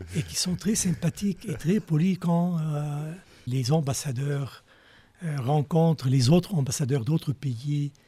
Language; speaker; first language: French; non-native, local second language; Arabic